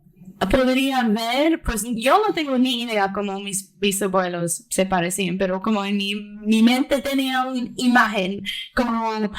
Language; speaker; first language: Spanish; early bilingual, heritage; Spanish